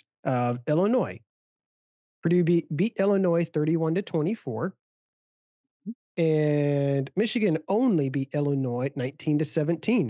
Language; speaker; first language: English; native; English